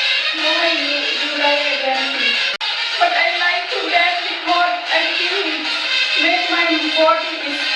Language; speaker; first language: English; non-native, learner; Thai